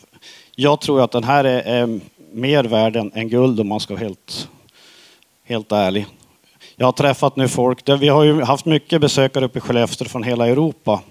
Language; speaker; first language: Swedish; native; Swedish